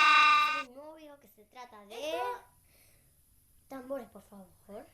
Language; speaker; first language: Spanish; native; Spanish